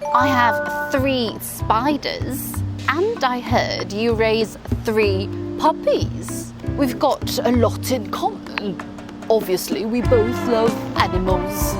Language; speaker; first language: English; non-native, fluent; Korean